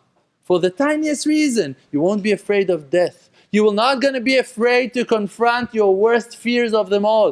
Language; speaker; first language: English; non-native, fluent; Hebrew